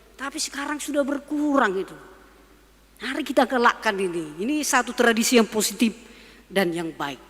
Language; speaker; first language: Indonesian; non-native, local second language; Batak Toba